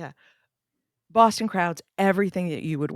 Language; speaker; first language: English; native; English